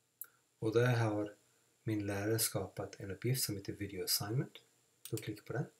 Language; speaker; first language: Swedish; non-native, fluent; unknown